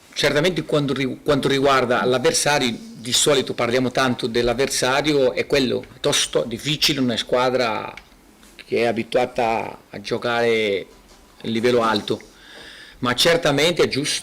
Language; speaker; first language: Italian; non-native, fluent; Portuguese